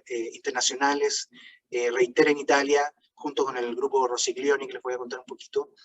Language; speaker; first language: Spanish; native; Spanish